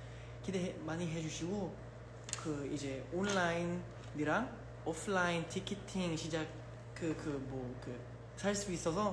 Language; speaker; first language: Korean; early bilingual, heritage; English